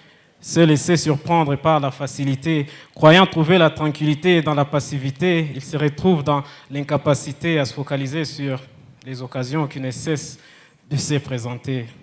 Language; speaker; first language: French; non-native, local second language; Kinyarwanda